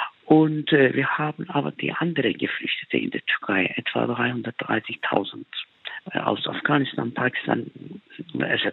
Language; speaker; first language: German; non-native, fluent; Turkish